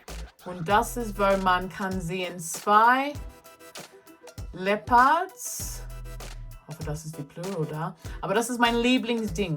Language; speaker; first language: German; non-native, learner; English